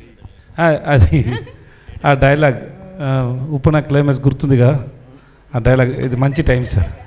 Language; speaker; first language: Telugu; non-native, learner; Tamil